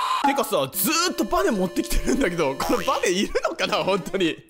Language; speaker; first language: Japanese; native; Japanese